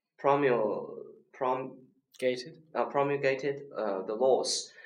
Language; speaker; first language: English; non-native, learner; Chinese